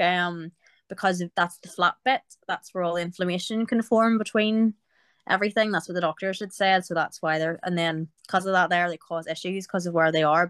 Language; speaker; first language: English; native; English